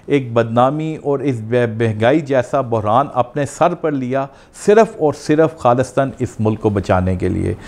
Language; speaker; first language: Urdu; non-native, local second language; Punjabi